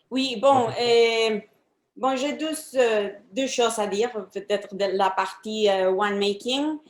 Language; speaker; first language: French; non-native, fluent; Spanish